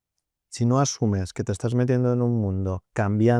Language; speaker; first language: Spanish; native; Spanish